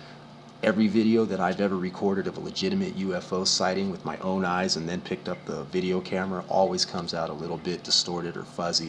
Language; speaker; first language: English; native; English